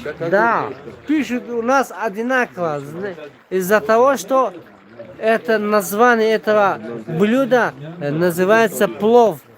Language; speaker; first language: Russian; non-native, local second language; Tajik